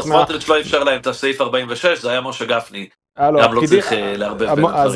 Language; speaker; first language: Hebrew; native; Hebrew